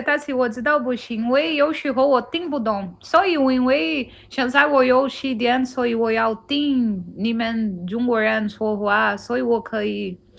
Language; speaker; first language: Chinese; non-native, learner; Portuguese